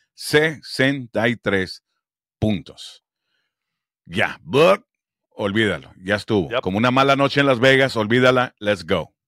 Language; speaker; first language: Spanish; early bilingual, heritage; Spanish